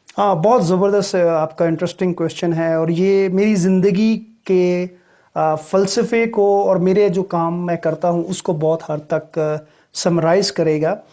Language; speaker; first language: Urdu; non-native, local second language; Punjabi